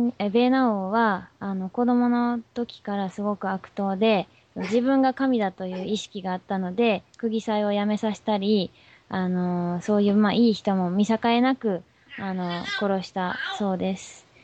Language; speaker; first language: Japanese; native; Japanese